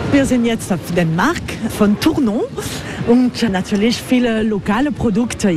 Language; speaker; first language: German; non-native, learner; French